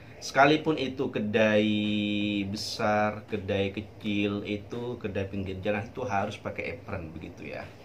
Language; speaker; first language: Indonesian; native; Indonesian